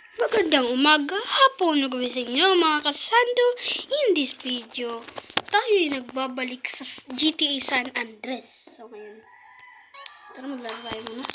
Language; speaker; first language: Filipino; non-native, local second language; Waray